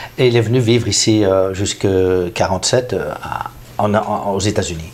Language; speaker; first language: French; native; French